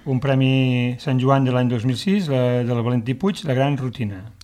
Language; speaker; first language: Catalan; native; Catalan